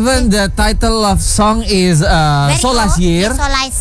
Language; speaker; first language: English; non-native, learner; Indonesian